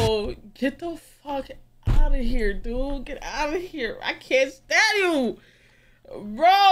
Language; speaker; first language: English; native; English